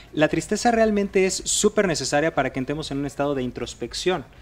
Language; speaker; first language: Spanish; native; Spanish